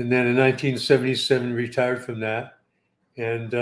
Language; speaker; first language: English; native; English